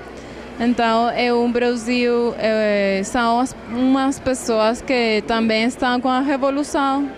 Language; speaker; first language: Portuguese; non-native, fluent; Spanish